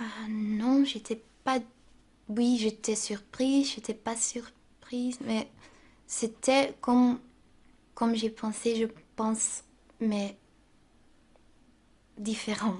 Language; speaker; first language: French; non-native, local second language; Dutch